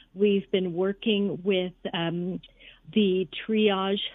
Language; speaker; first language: English; native; English